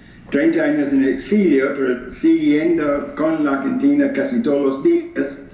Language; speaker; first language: Spanish; non-native, fluent; English